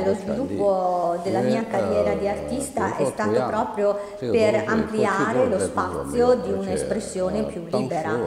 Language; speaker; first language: Italian; non-native, fluent; Chinese